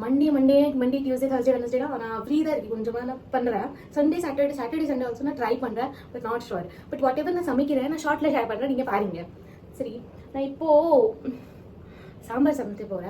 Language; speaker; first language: Tamil; non-native, learner; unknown